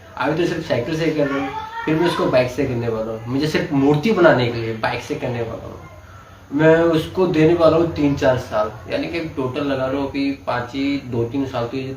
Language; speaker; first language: Hindi; native; Hindi